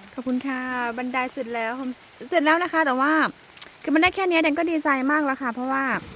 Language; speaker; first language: Thai; non-native, local second language; Karen languages